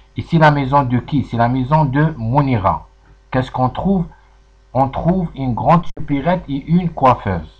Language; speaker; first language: French; non-native, local second language; Arabic